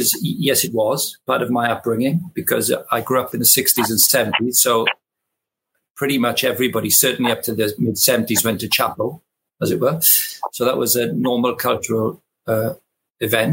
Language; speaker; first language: English; native; English